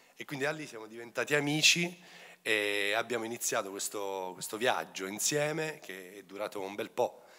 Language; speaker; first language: Italian; native; Italian